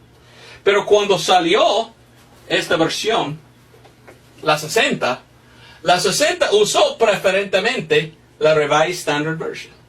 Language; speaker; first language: Spanish; non-native, fluent; English